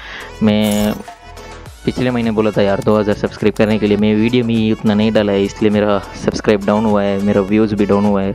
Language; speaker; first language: Hindi; non-native, local second language; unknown